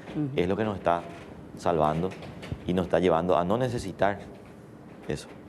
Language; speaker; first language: Spanish; native; Spanish